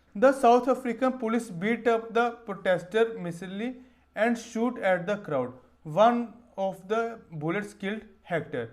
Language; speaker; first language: English; non-native, local second language; Punjabi